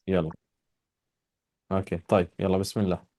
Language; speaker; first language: Arabic; non-native, fluent; Urdu